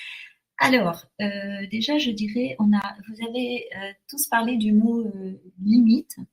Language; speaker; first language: French; native; French